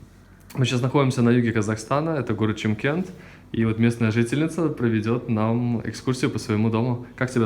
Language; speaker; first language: Russian; native; Russian